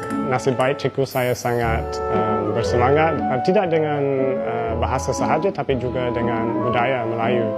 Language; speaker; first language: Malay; non-native, fluent; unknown